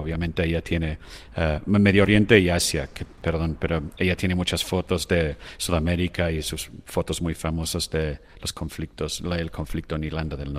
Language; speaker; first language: Spanish; non-native, fluent; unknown